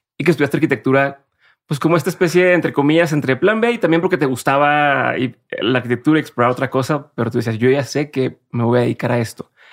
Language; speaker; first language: Spanish; native; Spanish